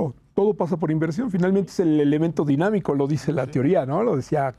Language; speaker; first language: Spanish; native; Spanish